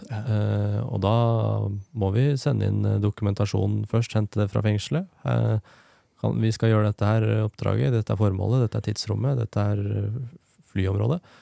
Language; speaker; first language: Norwegian; native; Norwegian